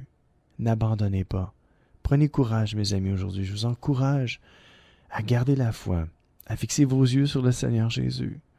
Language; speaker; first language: French; native; French